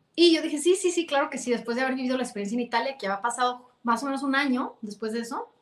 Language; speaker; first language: Spanish; native; Spanish